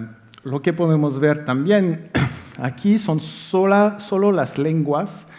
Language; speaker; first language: Spanish; non-native, fluent; French